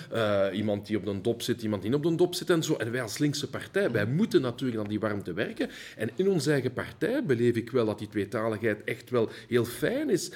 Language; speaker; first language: Dutch; early bilingual, heritage; Dutch